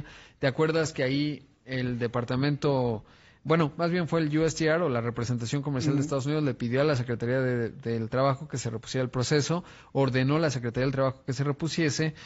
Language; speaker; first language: Spanish; native; Spanish